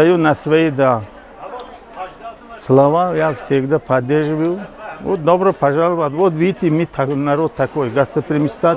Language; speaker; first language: Russian; non-native, local second language; Tajik